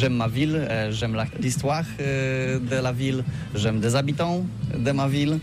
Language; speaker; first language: French; non-native, learner; Polish